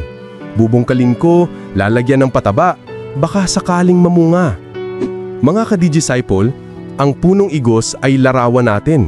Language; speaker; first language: Filipino; native; Filipino